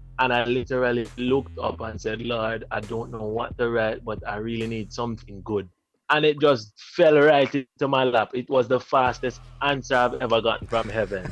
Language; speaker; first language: English; native; English